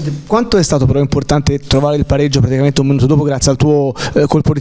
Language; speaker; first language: Italian; native; Italian